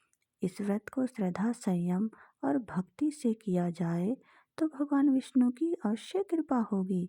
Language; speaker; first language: Hindi; native; Hindi